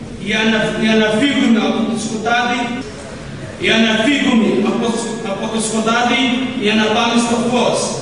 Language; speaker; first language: Greek; non-native, learner; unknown